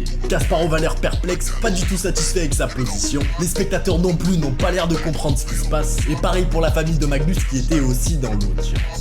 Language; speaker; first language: French; native; French